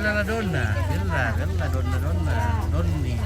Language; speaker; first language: Italian; non-native, learner; Indonesian